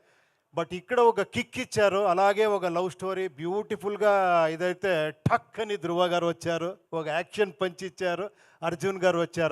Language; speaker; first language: Telugu; non-native, local second language; Kannada